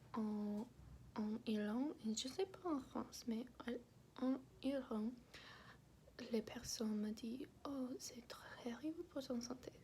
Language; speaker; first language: French; non-native, learner; English